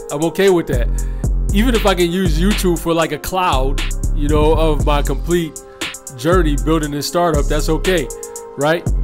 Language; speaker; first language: English; native; English